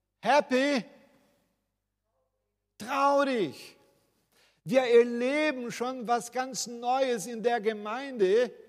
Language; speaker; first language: German; non-native, fluent; Portuguese